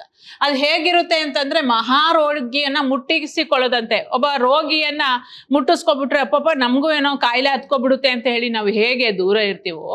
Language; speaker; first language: Kannada; native; Kannada